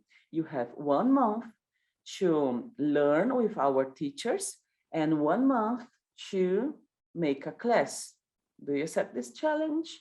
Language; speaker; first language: English; non-native, learner; Portuguese